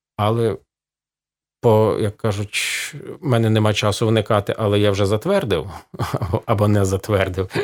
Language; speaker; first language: Ukrainian; native; Ukrainian